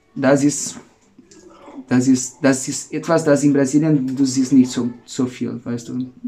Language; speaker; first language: German; non-native, fluent; Portuguese